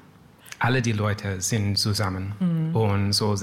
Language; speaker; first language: German; non-native, learner; English